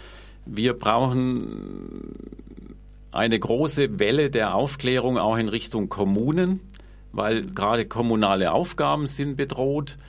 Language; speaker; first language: German; native; German